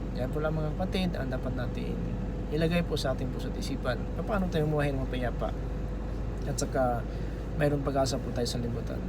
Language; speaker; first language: Filipino; non-native, local second language; Cebuano